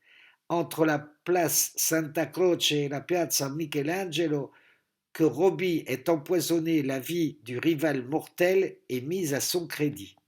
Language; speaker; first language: French; native; French